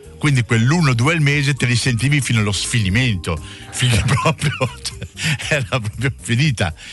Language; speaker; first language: Italian; native; Italian